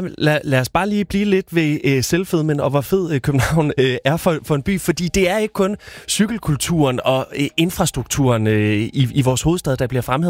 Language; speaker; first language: Danish; native; Danish